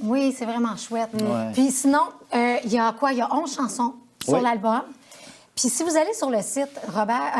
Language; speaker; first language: French; native; French